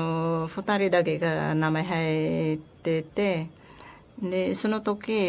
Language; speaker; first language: Japanese; non-native, learner; Filipino